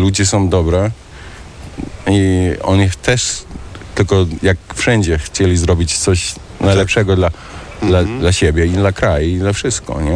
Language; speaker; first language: Polish; early bilingual, heritage; German